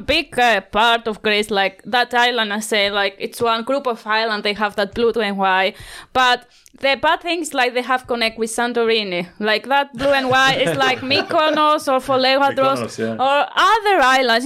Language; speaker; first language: English; non-native, learner; Greek